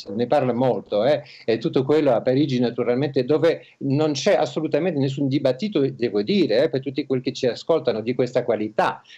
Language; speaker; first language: Italian; non-native, fluent; French